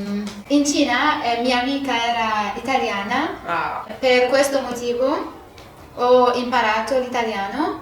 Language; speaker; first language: Italian; non-native, learner; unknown